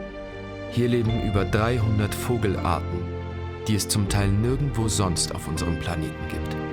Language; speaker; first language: German; native; German